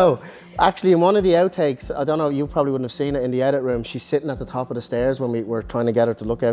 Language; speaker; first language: English; native; English